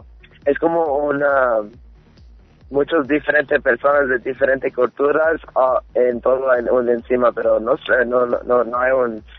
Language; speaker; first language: Spanish; early bilingual, heritage; English